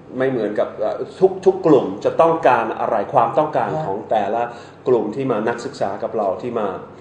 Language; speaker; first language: Thai; non-native, fluent; English